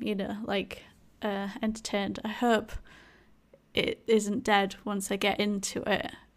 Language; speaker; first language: English; native; English